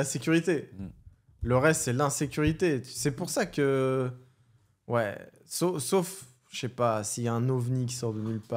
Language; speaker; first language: French; native; French